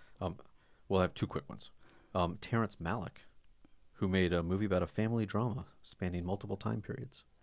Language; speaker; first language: English; native; English